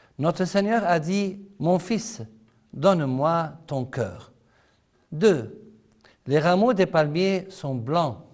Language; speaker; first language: French; non-native, fluent; Arabic